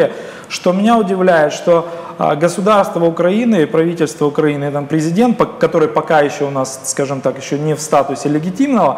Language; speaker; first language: Russian; native; Russian